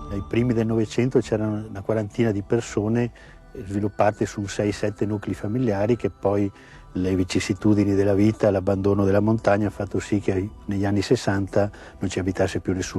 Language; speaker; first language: Italian; native; Italian